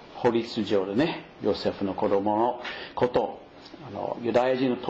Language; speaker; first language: Japanese; non-native, fluent; English